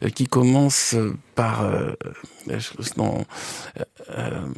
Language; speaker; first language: French; native; French